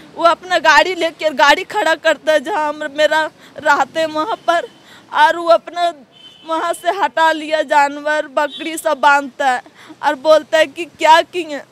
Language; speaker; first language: Hindi; native; Hindi